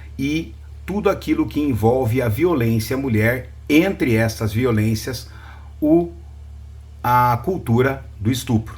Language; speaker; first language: Portuguese; native; Portuguese